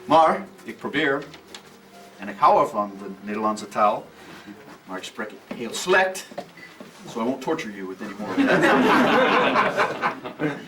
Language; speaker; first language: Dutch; non-native, learner; English